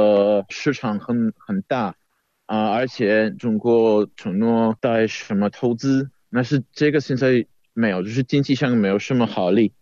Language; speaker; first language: Chinese; non-native, fluent; Czech